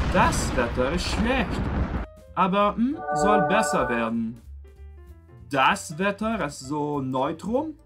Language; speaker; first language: German; non-native, fluent; French